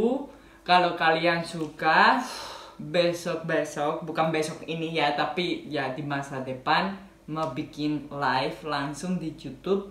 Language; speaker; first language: Indonesian; non-native, fluent; Spanish